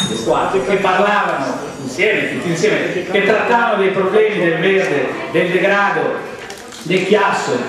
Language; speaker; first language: Italian; native; Italian